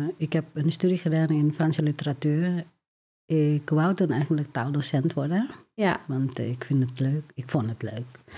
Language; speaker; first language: Dutch; non-native, fluent; Indonesian